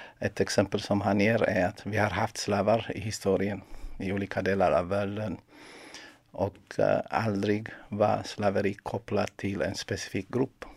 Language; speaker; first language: Swedish; non-native, fluent; Amharic